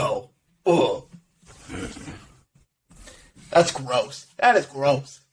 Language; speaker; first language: English; native; English